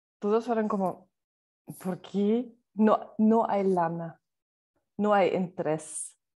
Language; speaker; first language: Spanish; non-native, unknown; German